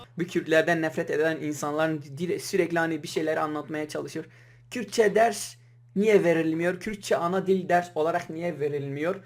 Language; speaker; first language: Turkish; non-native, local second language; Kurdish